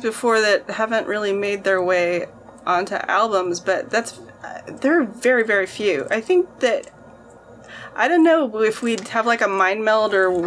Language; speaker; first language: English; native; English